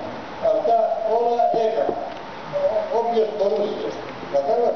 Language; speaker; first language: Greek; early bilingual, other home language; Turkish